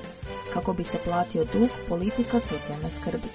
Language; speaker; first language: Croatian; native; Croatian